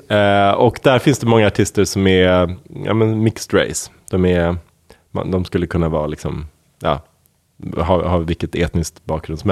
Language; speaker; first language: Swedish; native; Swedish